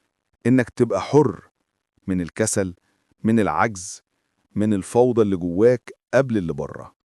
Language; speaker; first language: Arabic; native; Arabic